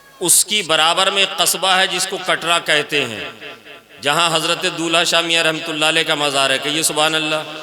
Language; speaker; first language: Urdu; native; Urdu